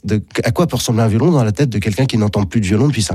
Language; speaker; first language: French; native; French